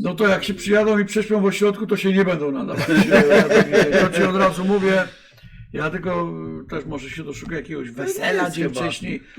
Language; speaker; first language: Polish; native; Polish